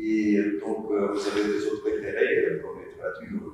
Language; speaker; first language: French; non-native, learner; Portuguese